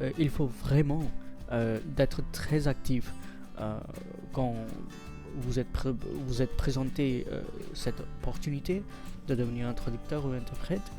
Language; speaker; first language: French; non-native, fluent; Marathi